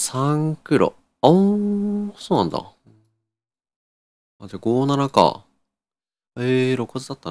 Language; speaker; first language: Japanese; native; Japanese